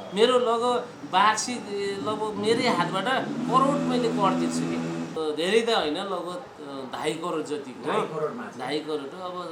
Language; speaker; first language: Nepali; native; Nepali